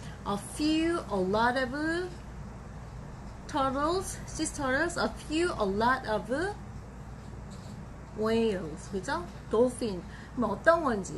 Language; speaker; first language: English; non-native, fluent; Korean